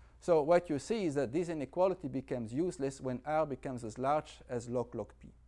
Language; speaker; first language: English; non-native, fluent; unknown